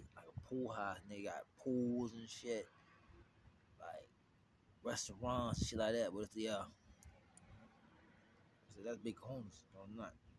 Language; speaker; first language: English; native; English